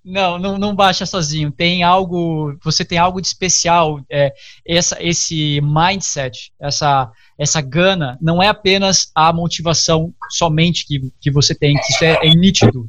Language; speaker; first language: Portuguese; native; Portuguese